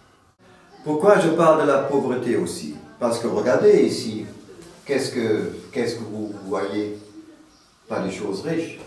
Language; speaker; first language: French; non-native, fluent; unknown